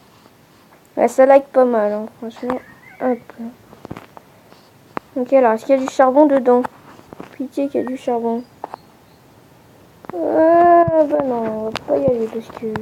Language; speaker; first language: French; native; French